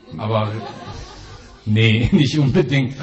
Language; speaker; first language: German; non-native, fluent; Persian